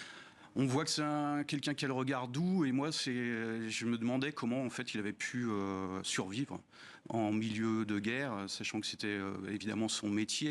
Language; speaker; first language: French; native; French